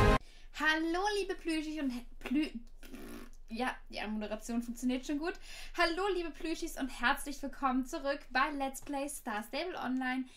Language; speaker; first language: German; native; German